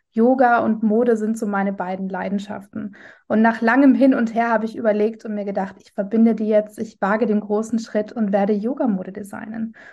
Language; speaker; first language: German; native; German